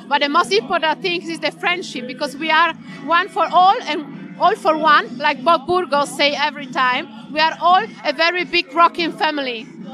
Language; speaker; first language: English; non-native, learner; Italian